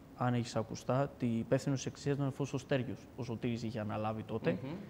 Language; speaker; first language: Greek; early bilingual, other home language; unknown